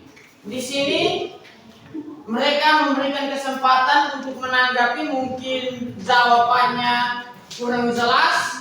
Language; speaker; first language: Indonesian; native; Indonesian